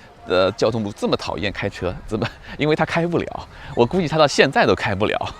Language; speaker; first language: Chinese; native; Chinese